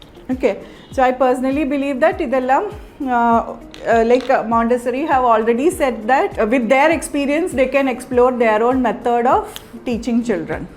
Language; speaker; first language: English; non-native, local second language; Malayalam